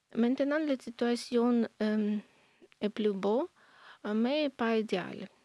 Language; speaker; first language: French; non-native, learner; Ukrainian